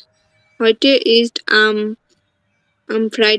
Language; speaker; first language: German; non-native, learner; Bangla